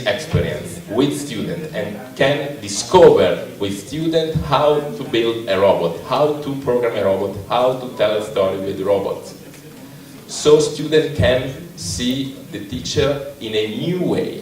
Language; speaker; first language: English; non-native, learner; Italian